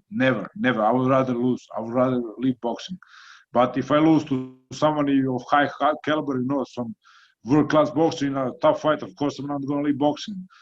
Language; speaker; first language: English; non-native, fluent; Croatian